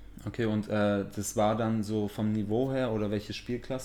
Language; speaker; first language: German; native; German